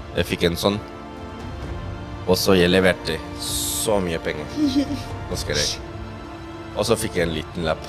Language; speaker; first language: Norwegian; non-native, fluent; Spanish